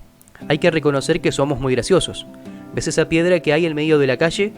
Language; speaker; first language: Spanish; native; Spanish